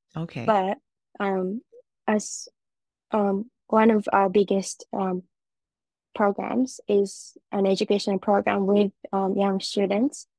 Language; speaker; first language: English; non-native, fluent; Japanese